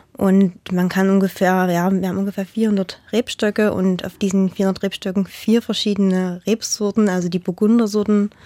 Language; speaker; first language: German; native; German